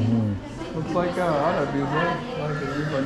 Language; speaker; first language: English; non-native, learner; Portuguese